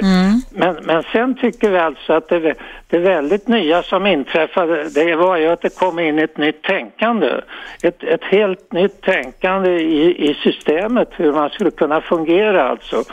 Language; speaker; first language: Swedish; native; Swedish